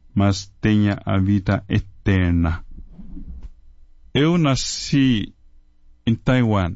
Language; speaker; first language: Portuguese; non-native, fluent; Chinese